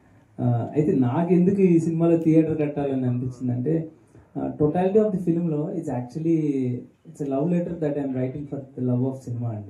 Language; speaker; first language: Telugu; native; Telugu